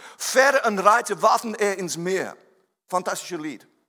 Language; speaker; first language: German; non-native, fluent; English